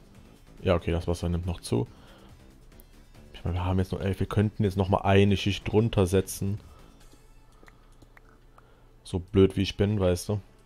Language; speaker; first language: German; native; German